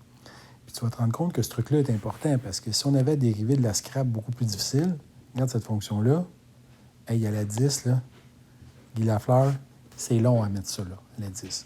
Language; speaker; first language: French; native; French